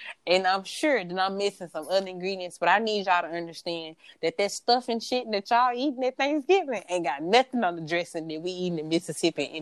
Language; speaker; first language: English; native; English